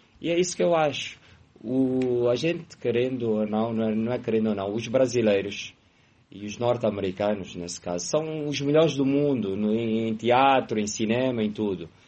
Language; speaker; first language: Portuguese; native; Portuguese